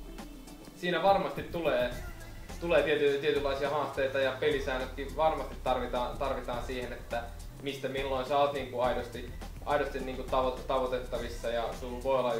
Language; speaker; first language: Finnish; native; Finnish